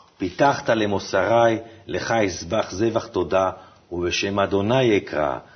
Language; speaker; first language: Hebrew; native; Hebrew